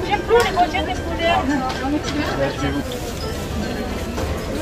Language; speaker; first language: French; non-native, learner; Thai